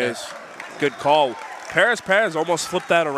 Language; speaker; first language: English; native; English